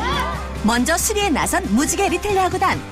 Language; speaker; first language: Korean; native; Korean